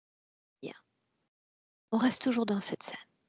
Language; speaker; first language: French; native; French